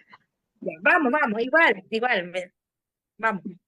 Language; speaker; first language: Spanish; native; Spanish